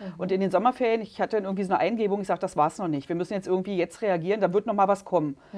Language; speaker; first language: German; native; German